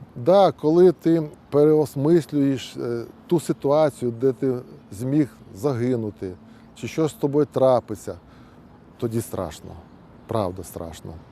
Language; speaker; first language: Ukrainian; native; Ukrainian